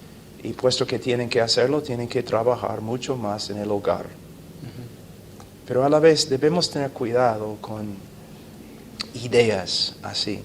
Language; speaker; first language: Spanish; non-native, fluent; English